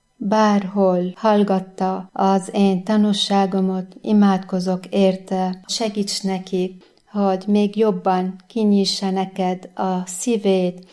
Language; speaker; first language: Hungarian; non-native, fluent; Arabic